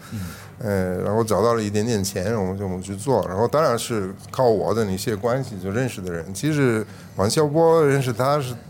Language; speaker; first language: Chinese; non-native, fluent; Italian